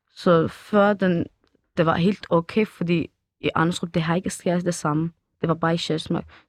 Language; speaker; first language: Danish; early bilingual, other home language; Kurdish